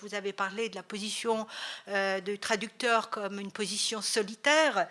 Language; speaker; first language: French; native; French